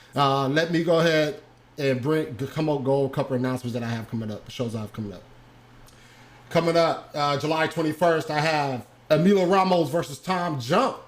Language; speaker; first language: English; native; English